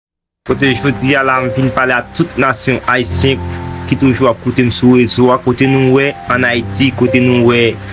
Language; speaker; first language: Haitian Creole; native; Haitian Creole